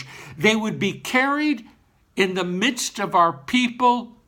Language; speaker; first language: English; native; English